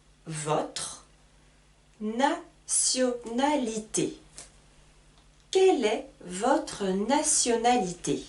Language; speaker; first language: French; native; French